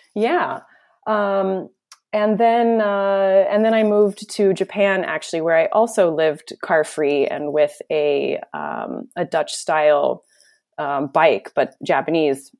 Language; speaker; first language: English; native; English